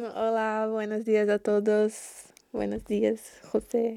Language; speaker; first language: Spanish; non-native, learner; Portuguese